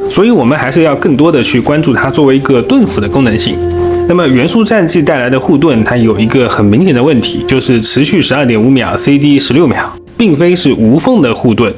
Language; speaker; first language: Chinese; native; Chinese